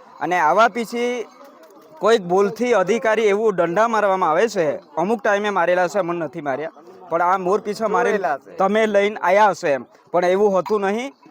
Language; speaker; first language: Gujarati; native; Gujarati